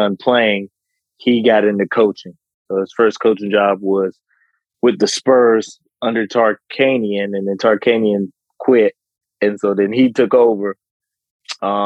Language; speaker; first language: English; native; English